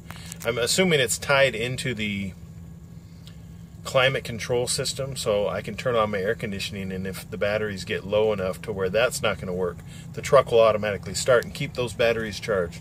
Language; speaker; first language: English; native; English